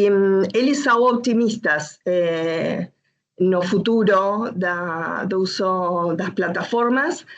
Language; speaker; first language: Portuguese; non-native, learner; Spanish